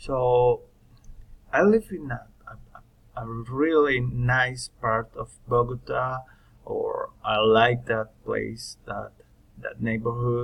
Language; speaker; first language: English; non-native, learner; Spanish